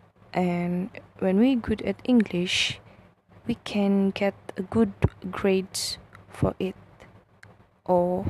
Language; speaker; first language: English; non-native, local second language; Malay